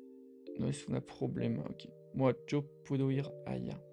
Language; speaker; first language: Spanish; non-native, learner; French